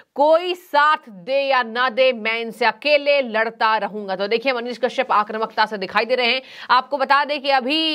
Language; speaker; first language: Hindi; native; Hindi